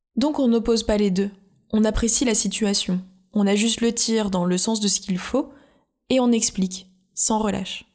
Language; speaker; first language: French; native; French